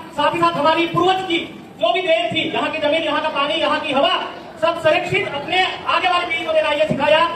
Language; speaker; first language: Hindi; non-native, local second language; Bhili